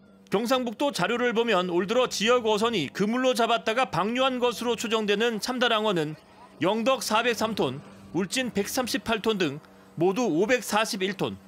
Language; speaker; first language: Korean; native; Korean